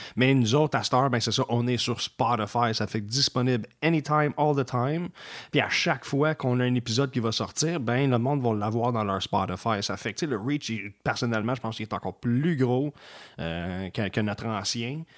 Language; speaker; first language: French; native; French